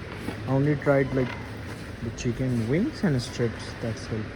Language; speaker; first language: English; non-native, local second language; Hindi